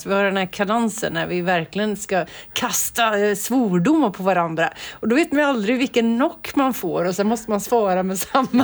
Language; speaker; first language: Swedish; native; Swedish